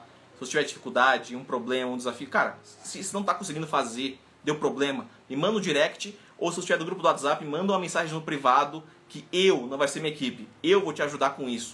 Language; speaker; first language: Portuguese; native; Portuguese